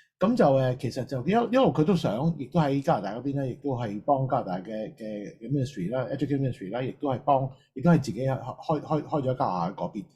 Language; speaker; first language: Cantonese; native; Cantonese